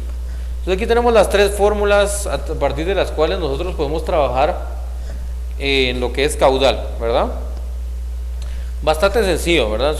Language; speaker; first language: Spanish; native; Spanish